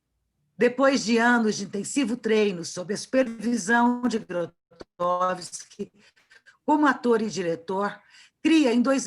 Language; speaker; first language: Portuguese; native; Portuguese